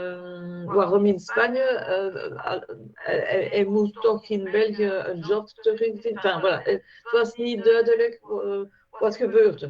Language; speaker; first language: Dutch; non-native, fluent; French